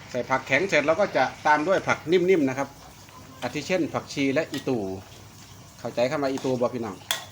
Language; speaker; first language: Thai; native; Thai